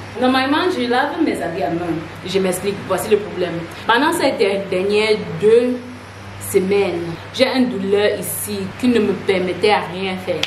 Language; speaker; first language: French; non-native, local second language; English